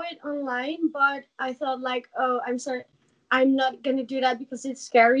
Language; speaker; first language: English; non-native, fluent; Dutch